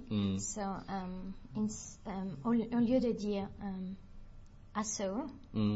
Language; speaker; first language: French; native; French